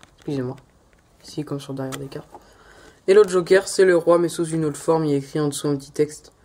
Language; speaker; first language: French; native; French